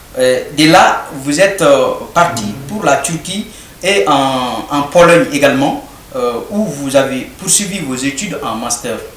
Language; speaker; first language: French; non-native, local second language; Bambara